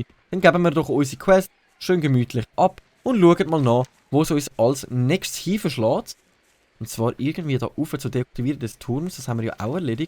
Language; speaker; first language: German; native; German